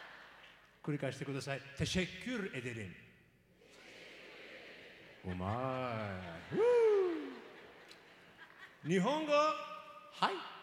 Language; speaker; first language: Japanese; non-native, learner; Turkish